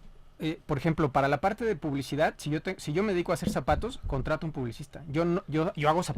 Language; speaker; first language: Spanish; native; Spanish